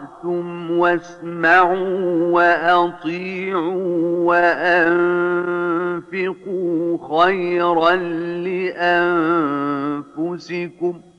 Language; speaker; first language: Arabic; native; Arabic